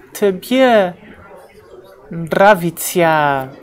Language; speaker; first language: Russian; non-native, learner; English